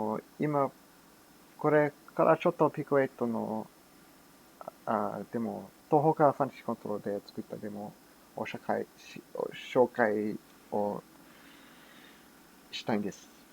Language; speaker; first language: Japanese; non-native, fluent; English